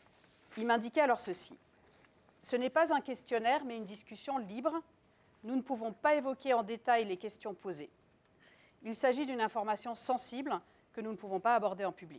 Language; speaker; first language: French; native; French